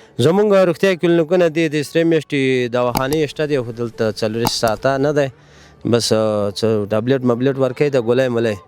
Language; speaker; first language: Pashto; native; Pashto